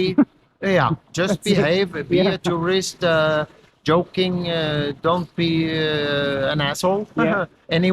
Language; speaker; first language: English; non-native, fluent; Norwegian